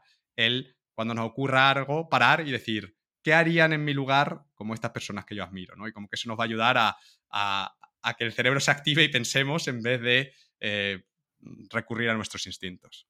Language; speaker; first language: Spanish; native; Spanish